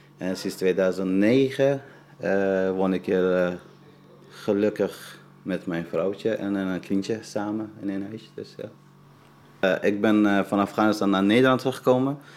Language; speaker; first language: Dutch; non-native, fluent; Persian